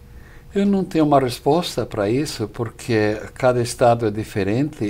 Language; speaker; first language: Portuguese; non-native, fluent; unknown